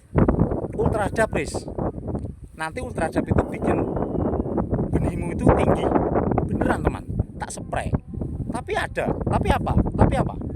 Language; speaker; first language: Indonesian; non-native, local second language; Javanese